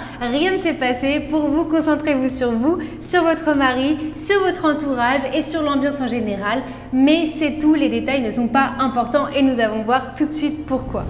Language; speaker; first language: French; native; French